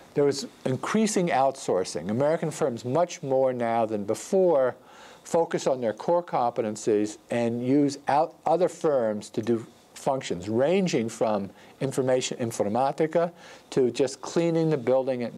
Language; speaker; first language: English; native; English